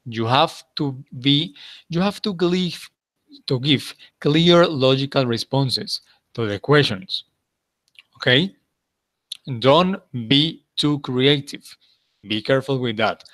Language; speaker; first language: English; non-native, fluent; Spanish